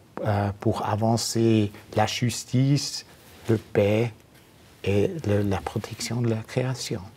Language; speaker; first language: French; non-native, fluent; German